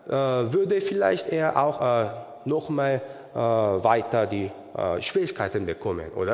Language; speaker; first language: German; non-native, learner; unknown